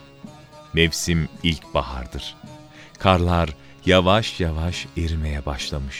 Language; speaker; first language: Turkish; native; Turkish